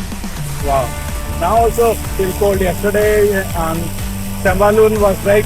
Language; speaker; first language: English; non-native, learner; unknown